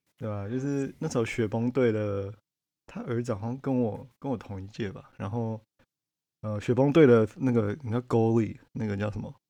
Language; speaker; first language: Chinese; early bilingual, heritage; Chinese